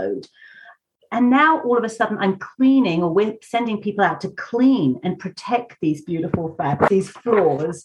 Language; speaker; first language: English; native; English